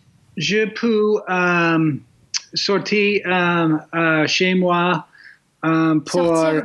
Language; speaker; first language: French; non-native, learner; English